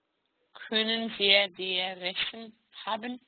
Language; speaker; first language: German; non-native, learner; Hebrew